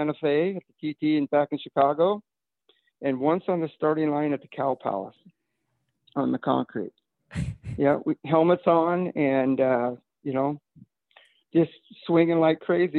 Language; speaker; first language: English; native; English